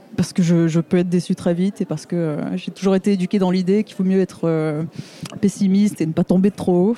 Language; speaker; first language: French; native; French